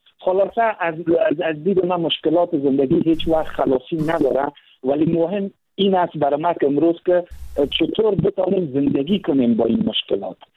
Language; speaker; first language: Persian; native; Persian